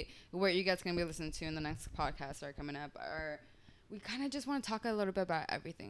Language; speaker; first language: English; early bilingual, other home language; Spanish